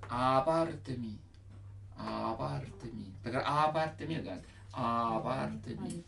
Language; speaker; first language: Japanese; non-native, learner; Italian